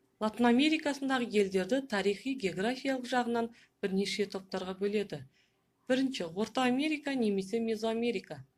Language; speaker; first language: Kazakh; native; Kazakh